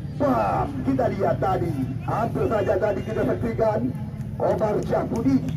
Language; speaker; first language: Indonesian; non-native, local second language; Achinese